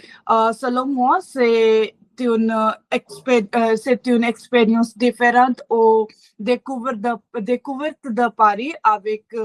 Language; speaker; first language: French; non-native, learner; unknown